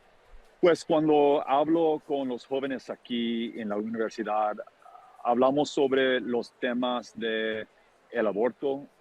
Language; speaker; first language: Spanish; non-native, fluent; English